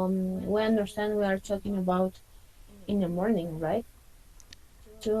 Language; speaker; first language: English; non-native, fluent; Spanish